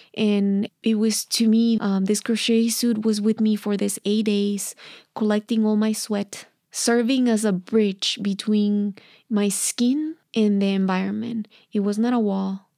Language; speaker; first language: English; non-native, fluent; Spanish